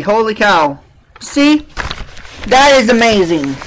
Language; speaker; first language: English; native; English